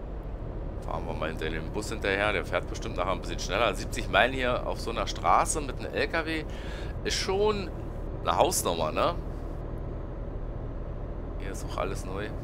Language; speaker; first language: German; native; German